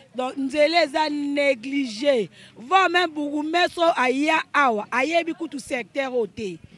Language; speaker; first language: Lingala; native; Lingala